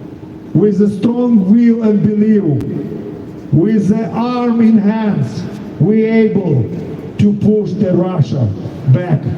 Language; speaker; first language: English; non-native, fluent; Ukrainian